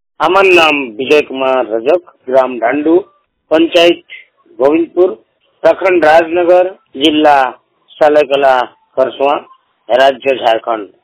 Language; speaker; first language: Bangla; non-native, local second language; Hindi